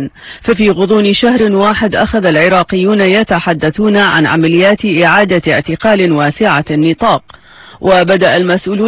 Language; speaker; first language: Arabic; native; Arabic